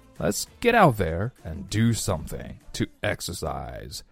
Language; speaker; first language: English; non-native, fluent; Chinese